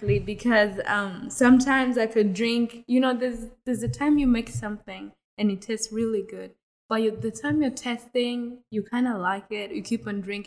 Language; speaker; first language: English; non-native, local second language; Kinyarwanda